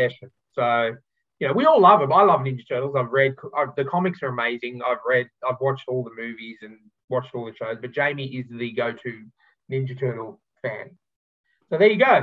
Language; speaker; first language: English; native; English